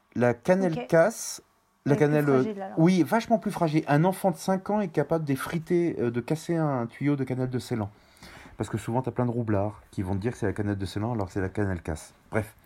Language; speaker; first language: French; native; French